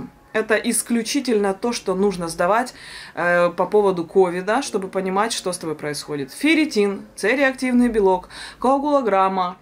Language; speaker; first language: Russian; native; Russian